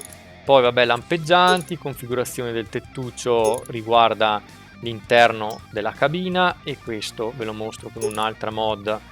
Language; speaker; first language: Italian; native; Italian